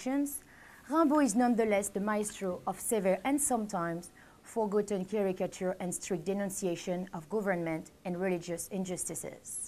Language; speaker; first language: English; non-native, fluent; French